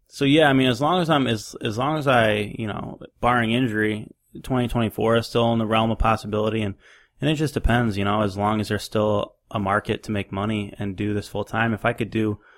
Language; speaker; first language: English; native; English